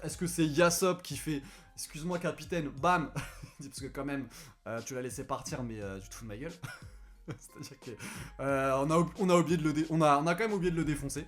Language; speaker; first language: French; native; French